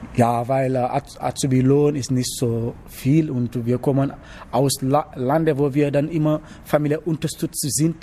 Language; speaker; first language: German; non-native, learner; Wolof